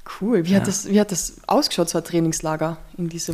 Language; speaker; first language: German; native; German